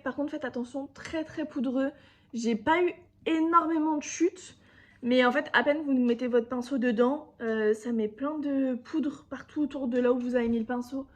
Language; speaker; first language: French; native; French